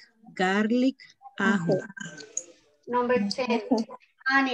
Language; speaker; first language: English; non-native, fluent; Spanish